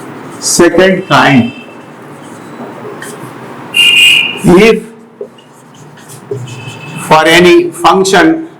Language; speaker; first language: English; non-native, local second language; Hindi